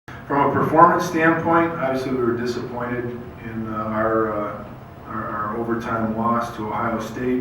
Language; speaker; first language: English; native; English